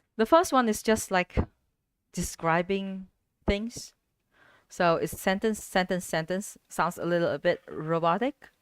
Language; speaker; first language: English; non-native, fluent; Vietnamese